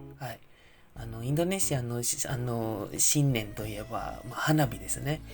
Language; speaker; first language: Japanese; non-native, fluent; Indonesian